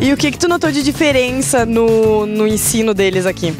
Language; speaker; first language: Portuguese; native; Portuguese